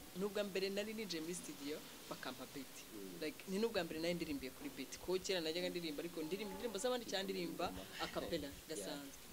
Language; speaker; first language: Kinyarwanda; native; Kinyarwanda